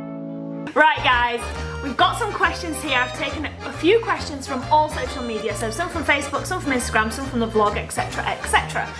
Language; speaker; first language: English; native; English